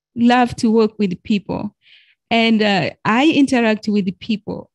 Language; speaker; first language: English; non-native, fluent; Arabic